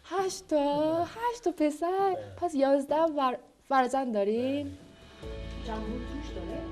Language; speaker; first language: Persian; non-native, learner; Korean